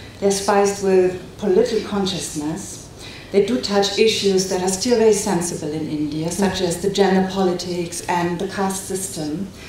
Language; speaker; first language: English; non-native, fluent; German